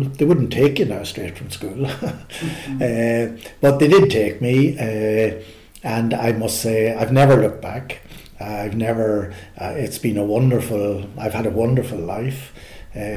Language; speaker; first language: English; native; English